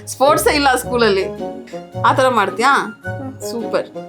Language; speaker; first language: Kannada; native; Kannada